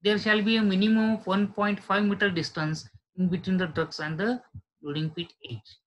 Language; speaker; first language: English; non-native, local second language; Marathi